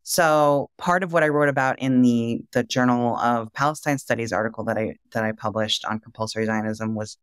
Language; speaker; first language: English; native; English